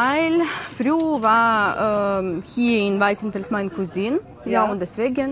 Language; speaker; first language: German; non-native, learner; Ukrainian